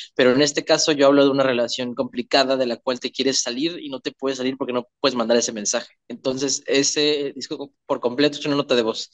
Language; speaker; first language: Spanish; native; Spanish